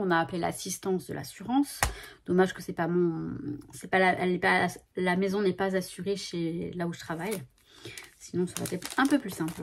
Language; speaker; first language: French; native; French